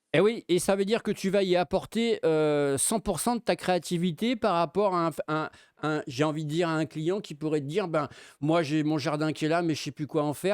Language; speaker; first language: French; native; French